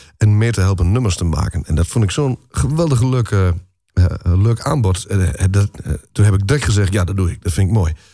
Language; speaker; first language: Dutch; native; Dutch